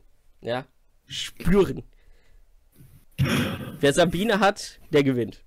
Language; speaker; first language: German; native; German